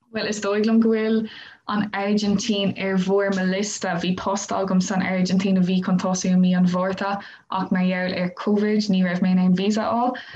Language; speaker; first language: Irish; non-native, local second language; English